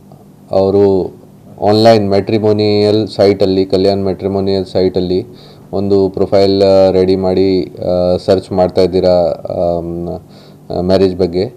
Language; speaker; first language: Kannada; non-native, local second language; Hindi